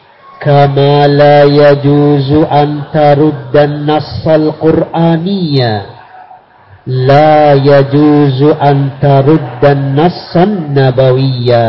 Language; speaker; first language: Arabic; non-native, fluent; Indonesian